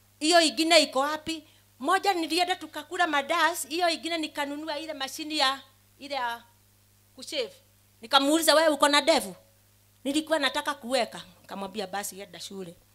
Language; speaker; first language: Swahili; non-native, local second language; Kikuyu